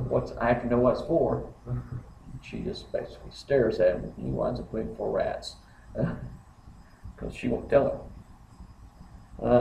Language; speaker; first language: English; native; English